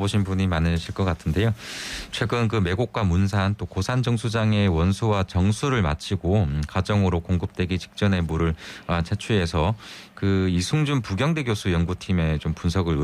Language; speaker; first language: Korean; native; Korean